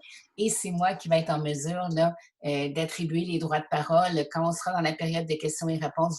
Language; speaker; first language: French; native; French